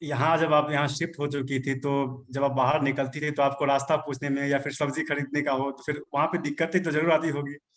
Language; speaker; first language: Hindi; native; Hindi